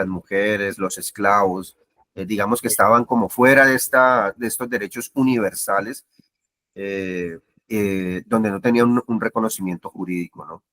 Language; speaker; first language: Spanish; native; Spanish